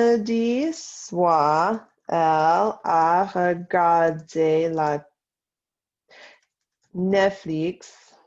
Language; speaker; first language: French; non-native, fluent; English